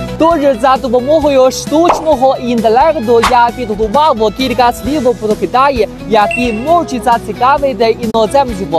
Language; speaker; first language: Ukrainian; non-native, fluent; Chinese